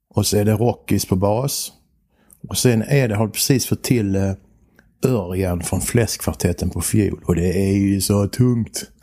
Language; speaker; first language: Swedish; native; Swedish